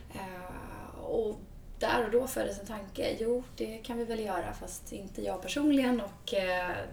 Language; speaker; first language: Swedish; native; Swedish